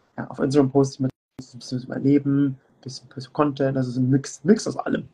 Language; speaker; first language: German; early bilingual, other home language; Turkish